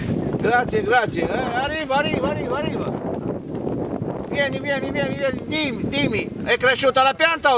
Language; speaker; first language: Italian; non-native, fluent; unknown